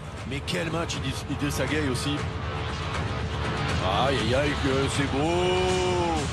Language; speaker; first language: French; native; French